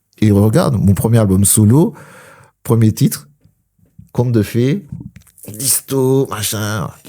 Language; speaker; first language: French; early bilingual, other home language; Spanish